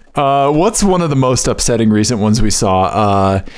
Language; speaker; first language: English; native; English